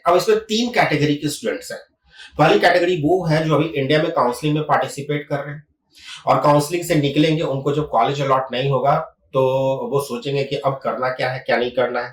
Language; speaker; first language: Hindi; native; Hindi